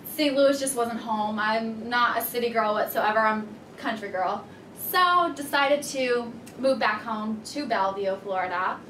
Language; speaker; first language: English; native; English